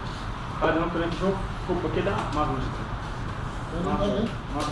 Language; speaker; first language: Arabic; non-native, learner; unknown